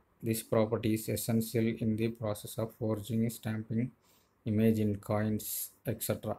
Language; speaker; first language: English; non-native, local second language; Tamil